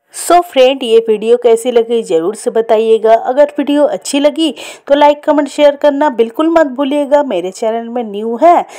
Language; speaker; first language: Hindi; non-native, local second language; Bangla